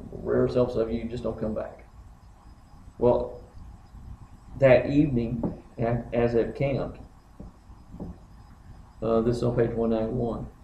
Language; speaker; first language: English; native; English